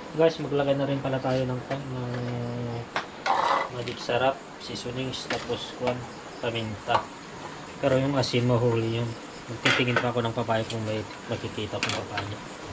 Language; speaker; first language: Filipino; non-native, local second language; Iloko